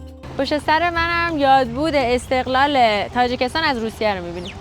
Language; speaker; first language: Persian; native; Persian